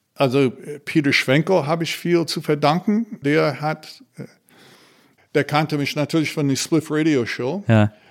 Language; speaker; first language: German; non-native, fluent; English